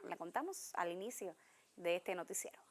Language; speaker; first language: Spanish; native; Spanish